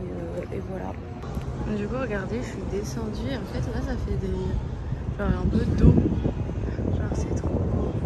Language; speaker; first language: French; native; French